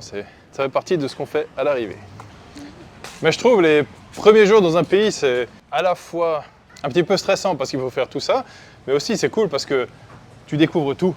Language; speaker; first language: French; native; French